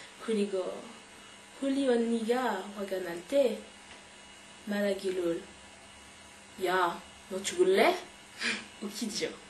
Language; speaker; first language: Korean; non-native, learner; French